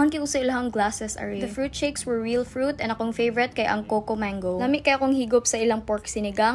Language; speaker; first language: Filipino; non-native, local second language; Cebuano